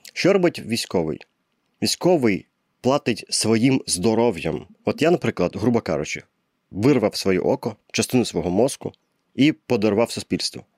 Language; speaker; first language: Ukrainian; non-native, local second language; Russian